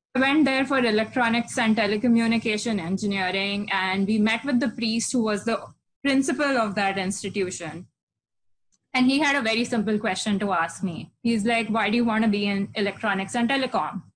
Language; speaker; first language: English; non-native, local second language; Hindi